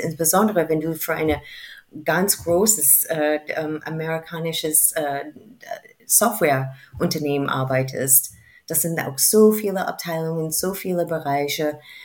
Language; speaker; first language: German; non-native, fluent; English